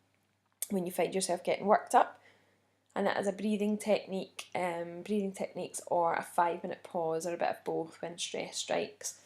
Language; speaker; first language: English; native; English